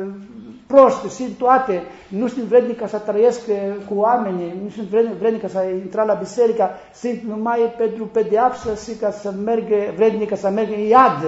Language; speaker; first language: Romanian; non-native, learner; Greek